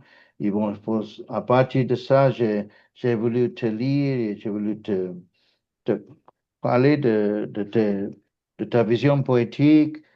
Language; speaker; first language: French; non-native, fluent; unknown